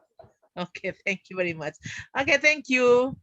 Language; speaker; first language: English; non-native, learner; Indonesian